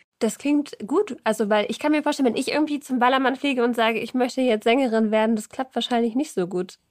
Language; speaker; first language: German; native; German